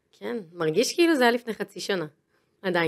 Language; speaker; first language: Hebrew; native; Hebrew